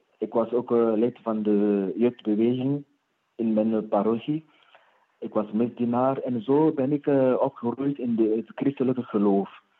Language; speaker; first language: Dutch; non-native, fluent; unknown